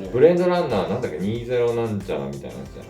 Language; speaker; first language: Japanese; native; Japanese